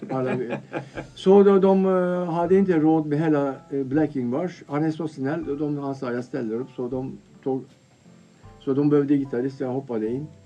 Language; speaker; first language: Swedish; non-native, fluent; Turkish